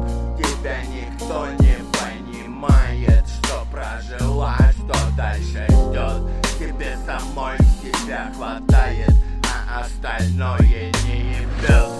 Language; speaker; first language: Russian; native; Russian